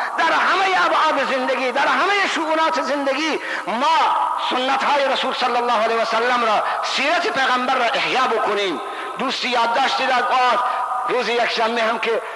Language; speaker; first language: Persian; non-native, local second language; Baluchi